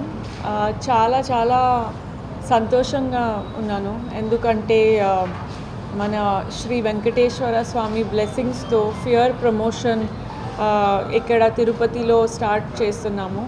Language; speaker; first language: Telugu; non-native, local second language; Tamil